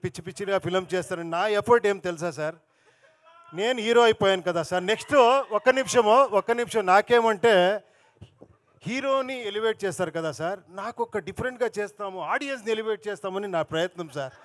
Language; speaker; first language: Telugu; non-native, local second language; Kannada